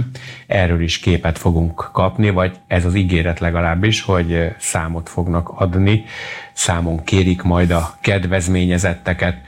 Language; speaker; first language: Hungarian; native; Hungarian